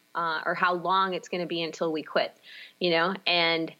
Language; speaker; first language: English; native; English